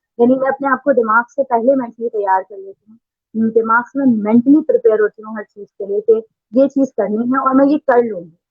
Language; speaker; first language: Urdu; native; Urdu